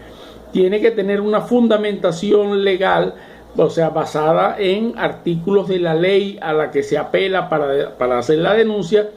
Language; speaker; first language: Spanish; native; Spanish